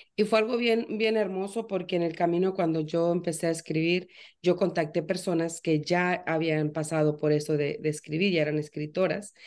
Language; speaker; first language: Spanish; native; Spanish